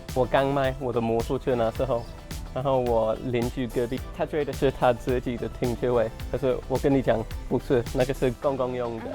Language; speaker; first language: Chinese; non-native, fluent; English